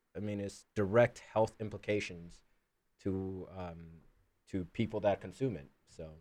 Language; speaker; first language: English; early bilingual, other home language; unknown